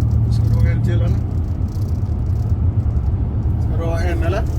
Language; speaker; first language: Swedish; non-native, fluent; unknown